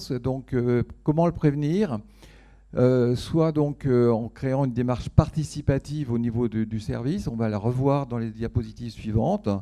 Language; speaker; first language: French; native; French